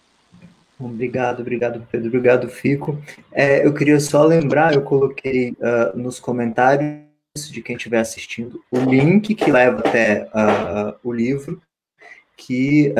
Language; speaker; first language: Portuguese; native; Portuguese